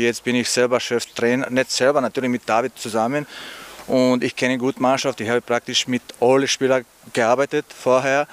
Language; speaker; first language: German; non-native, learner; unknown